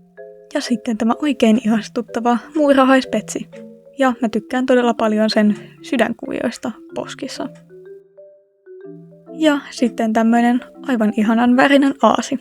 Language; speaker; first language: Finnish; native; Finnish